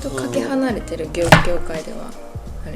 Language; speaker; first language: Japanese; native; Japanese